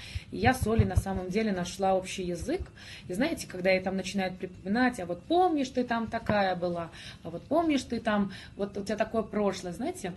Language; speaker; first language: Russian; native; Russian